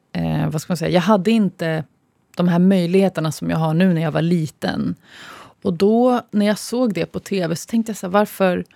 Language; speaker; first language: Swedish; early bilingual, other home language; Arabic